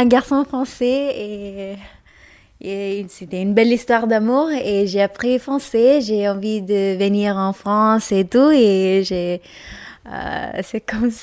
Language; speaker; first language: French; non-native, learner; Malayalam